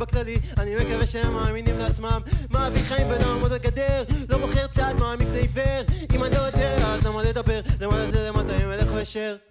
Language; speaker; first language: Hebrew; native; Hebrew